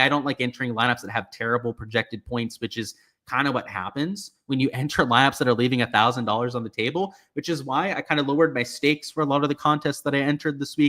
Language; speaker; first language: English; native; English